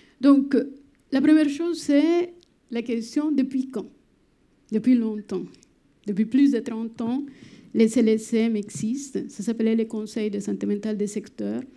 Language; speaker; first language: French; non-native, fluent; Spanish